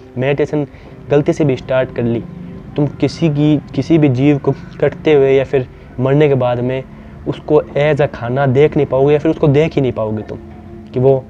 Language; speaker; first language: Hindi; native; Hindi